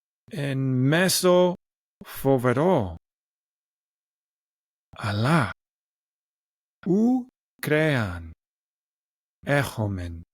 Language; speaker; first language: Greek; non-native, learner; English